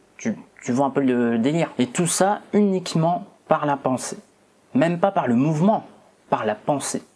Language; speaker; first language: French; native; French